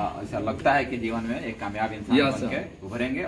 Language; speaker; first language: Hindi; native; Hindi